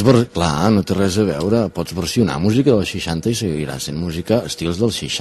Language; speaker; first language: Catalan; native; Catalan